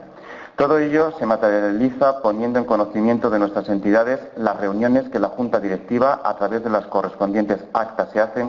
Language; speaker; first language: Spanish; native; Spanish